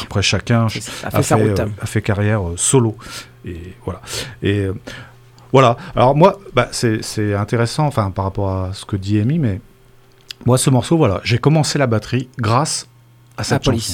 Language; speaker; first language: French; native; French